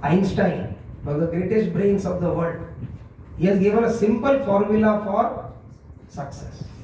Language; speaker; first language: English; non-native, local second language; Hindi